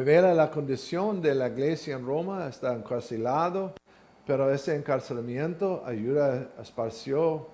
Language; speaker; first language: Spanish; non-native, learner; English